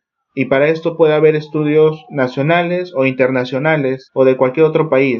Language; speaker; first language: Spanish; native; Spanish